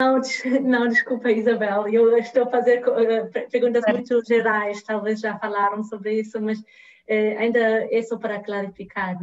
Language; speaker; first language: Portuguese; non-native, fluent; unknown